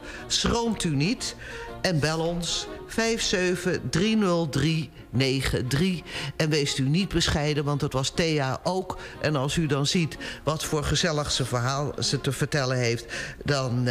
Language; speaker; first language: Dutch; native; Dutch